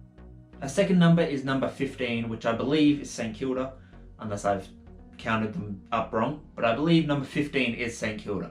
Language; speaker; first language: English; native; English